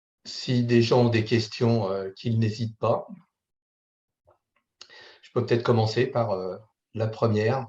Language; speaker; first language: French; native; French